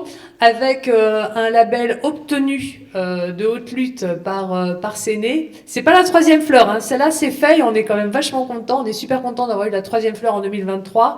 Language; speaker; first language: French; native; French